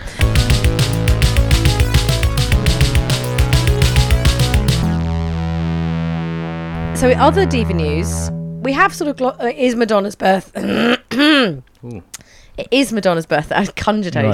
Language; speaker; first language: English; native; English